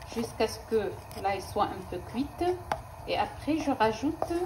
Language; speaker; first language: French; non-native, local second language; Arabic